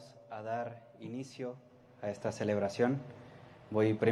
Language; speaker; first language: Spanish; native; Spanish